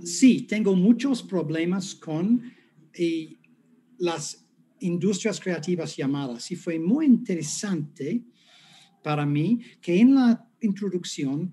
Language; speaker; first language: Spanish; non-native, fluent; English